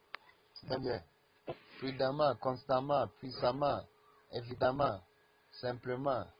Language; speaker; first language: French; non-native, learner; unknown